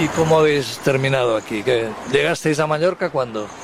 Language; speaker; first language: Spanish; native; Spanish